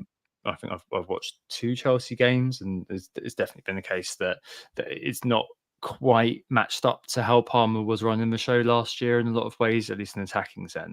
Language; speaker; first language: English; native; English